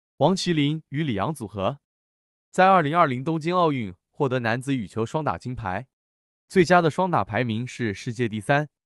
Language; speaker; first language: Chinese; native; Chinese